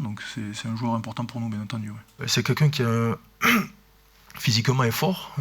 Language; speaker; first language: French; native; French